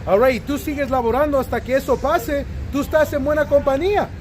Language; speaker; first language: Spanish; early bilingual, other home language; English